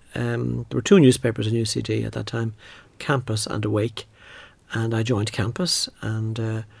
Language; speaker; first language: English; native; English